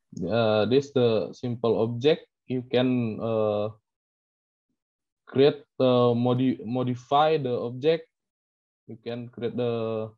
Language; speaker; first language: English; non-native, learner; Indonesian